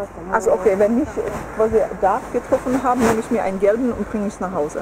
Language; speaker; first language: German; non-native, fluent; Czech